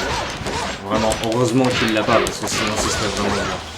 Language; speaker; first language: French; native; French